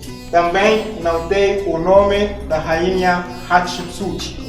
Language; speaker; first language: Portuguese; non-native, fluent; Arabic